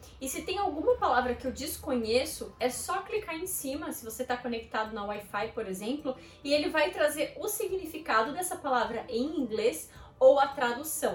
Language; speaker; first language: Portuguese; native; Portuguese